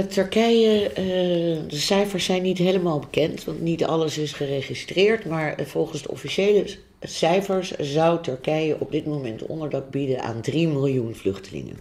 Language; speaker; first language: Dutch; native; Dutch